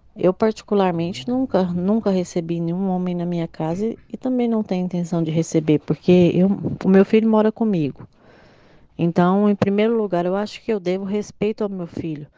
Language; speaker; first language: Portuguese; native; Portuguese